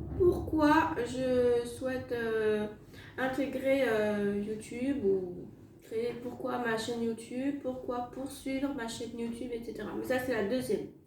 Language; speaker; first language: French; native; French